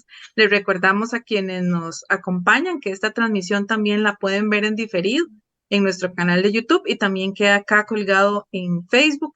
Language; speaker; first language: Spanish; native; Spanish